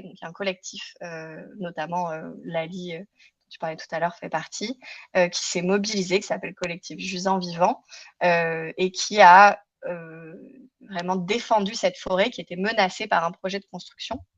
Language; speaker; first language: French; native; French